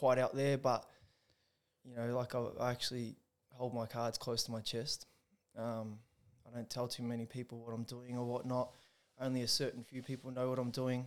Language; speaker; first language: English; native; English